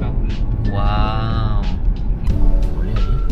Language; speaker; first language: Portuguese; non-native, learner; Indonesian